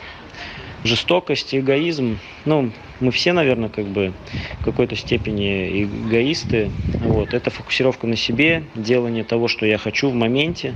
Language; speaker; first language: Russian; native; Russian